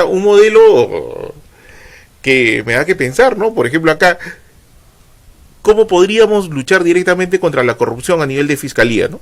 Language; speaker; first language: Spanish; native; Spanish